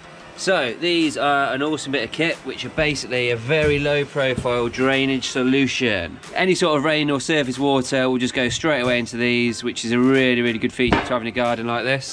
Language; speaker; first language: English; native; English